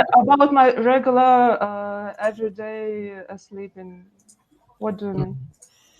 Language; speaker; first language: English; non-native, learner; Russian